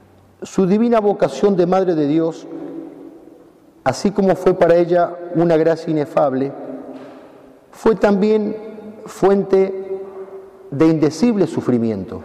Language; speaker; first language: Spanish; native; Spanish